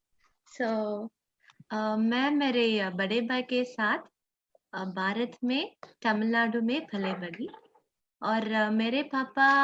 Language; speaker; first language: Hindi; non-native, local second language; Tamil